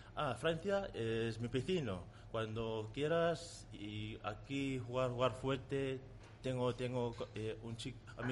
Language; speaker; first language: Spanish; non-native, learner; Tongan